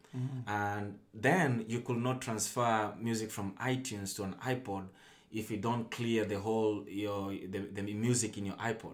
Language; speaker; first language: English; non-native, local second language; Luyia